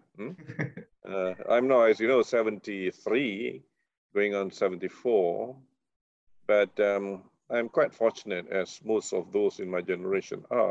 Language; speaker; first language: English; non-native, local second language; Malay